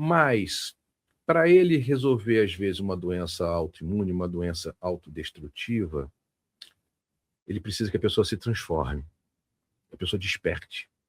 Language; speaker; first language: Portuguese; native; Portuguese